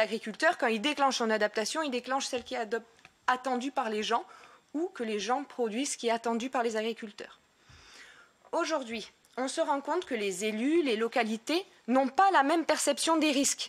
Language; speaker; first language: French; native; French